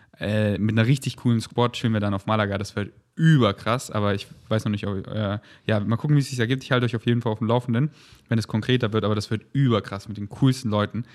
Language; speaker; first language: German; native; German